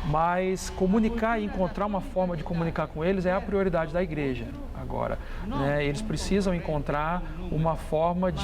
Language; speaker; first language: Portuguese; native; Portuguese